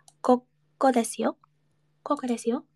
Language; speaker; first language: Japanese; non-native, learner; English